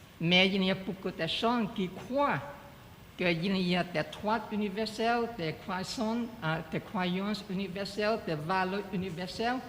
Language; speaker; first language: French; non-native, learner; Chinese